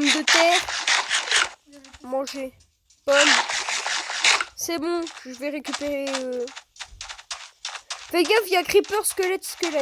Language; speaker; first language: French; native; French